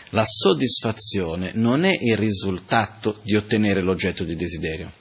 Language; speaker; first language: Italian; non-native, fluent; Portuguese